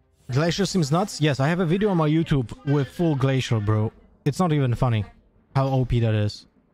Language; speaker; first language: English; non-native, fluent; Polish